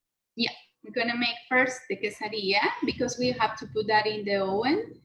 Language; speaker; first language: English; non-native, learner; Spanish